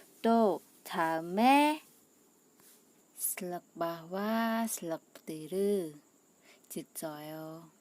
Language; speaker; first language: Korean; non-native, learner; Khmer